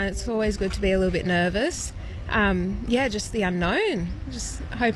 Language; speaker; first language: English; native; English